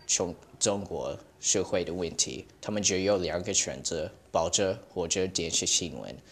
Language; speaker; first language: Chinese; early bilingual, heritage; Chinese